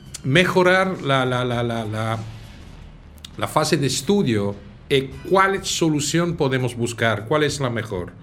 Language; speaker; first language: Spanish; non-native, fluent; Italian